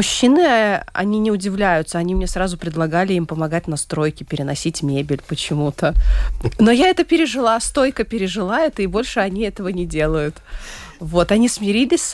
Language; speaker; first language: Russian; native; Russian